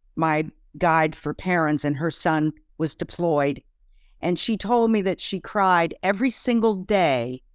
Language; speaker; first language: English; native; English